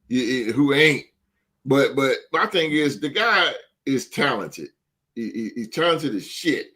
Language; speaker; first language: English; native; English